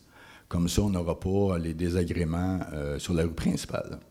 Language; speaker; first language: French; native; French